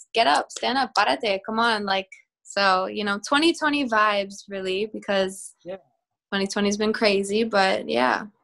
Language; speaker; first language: English; native; English